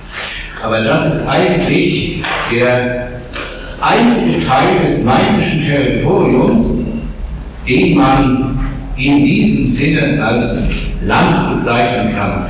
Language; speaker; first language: German; native; German